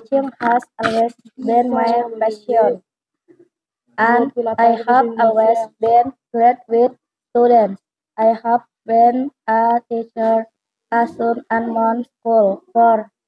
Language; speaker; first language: English; non-native, learner; Indonesian